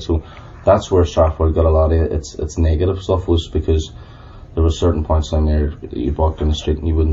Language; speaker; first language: English; native; English